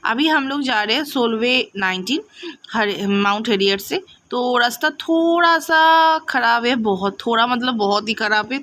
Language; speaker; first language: Hindi; non-native, local second language; Bangla